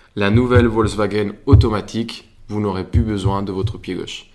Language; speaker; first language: French; non-native, fluent; Spanish